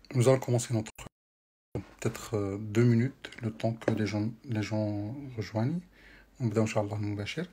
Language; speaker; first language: French; non-native, local second language; Arabic